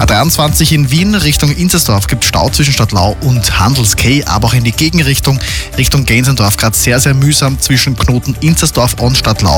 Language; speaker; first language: German; native; German